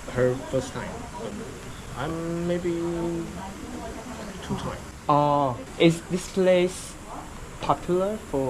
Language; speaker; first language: English; non-native, learner; Korean